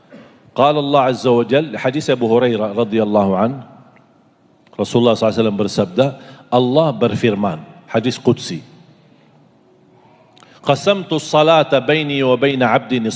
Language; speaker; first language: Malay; non-native, fluent; Arabic